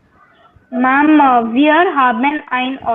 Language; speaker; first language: German; non-native, learner; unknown